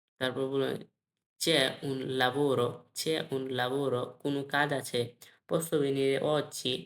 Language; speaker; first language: Bangla; native; Bangla